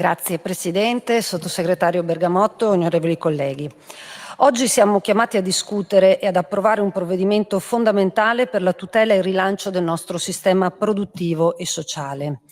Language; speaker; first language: Italian; native; Italian